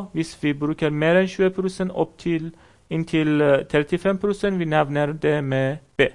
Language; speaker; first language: Norwegian; non-native, fluent; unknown